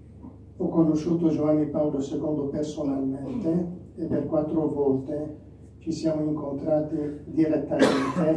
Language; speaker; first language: Italian; non-native, fluent; Arabic